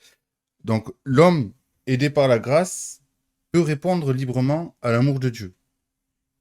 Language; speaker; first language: French; native; French